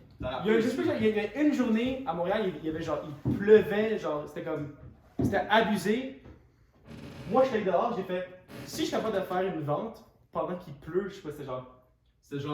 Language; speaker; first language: French; native; French